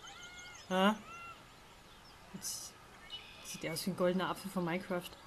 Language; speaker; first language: German; native; German